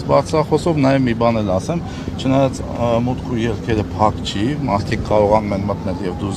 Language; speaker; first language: Armenian; native; Armenian